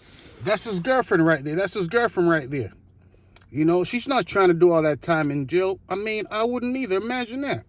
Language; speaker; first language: English; native; English